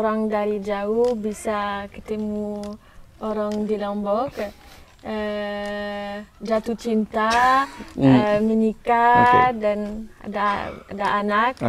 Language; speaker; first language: Indonesian; non-native, learner; French